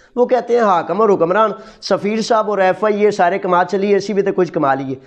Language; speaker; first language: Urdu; non-native, local second language; Punjabi